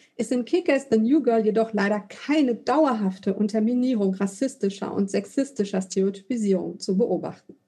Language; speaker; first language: German; native; German